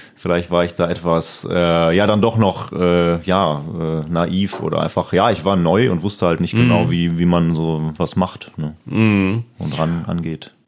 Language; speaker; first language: German; native; German